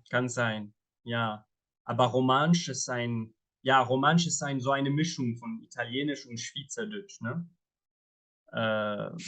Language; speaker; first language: German; non-native, fluent; Arabic